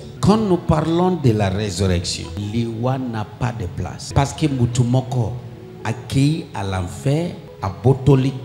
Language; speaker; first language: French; non-native, local second language; Lingala